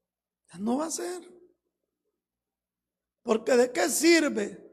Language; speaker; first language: Spanish; native; Spanish